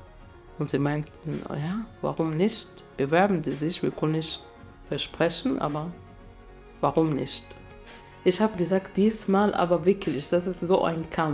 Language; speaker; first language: German; non-native, fluent; Arabic